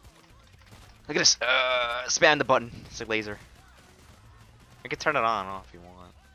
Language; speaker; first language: English; non-native, fluent; Swedish